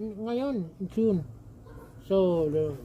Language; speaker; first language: Filipino; non-native, learner; German